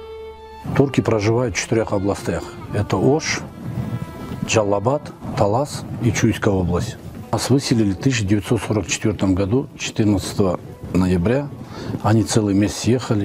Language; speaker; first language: Russian; non-native, local second language; Turkish